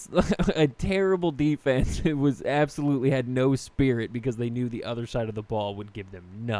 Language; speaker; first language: English; native; English